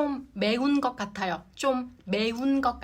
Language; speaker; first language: Korean; non-native, fluent; Japanese